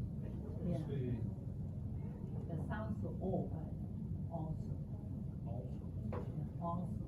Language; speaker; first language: English; non-native, learner; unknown